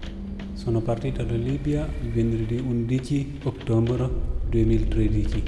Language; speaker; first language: Italian; non-native, learner; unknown